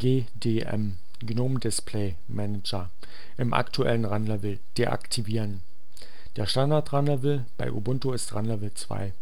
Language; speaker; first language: German; native; German